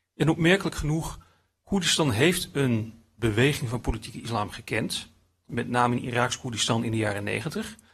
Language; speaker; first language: Dutch; native; Dutch